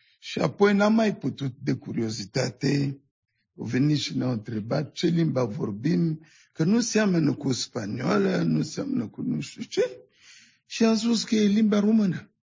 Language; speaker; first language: Romanian; non-native, fluent; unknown